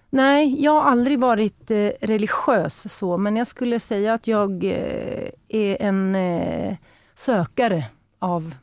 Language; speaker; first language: Norwegian; non-native, fluent; Swedish